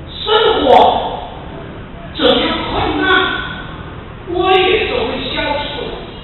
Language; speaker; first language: Chinese; early bilingual, heritage; Chinese